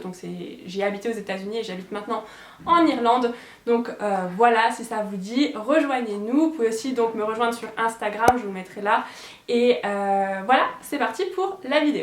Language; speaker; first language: French; native; French